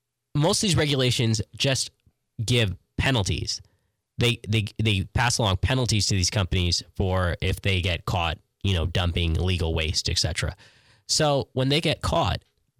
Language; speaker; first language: English; native; English